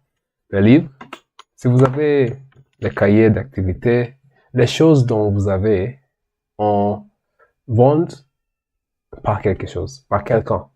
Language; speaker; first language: French; non-native, learner; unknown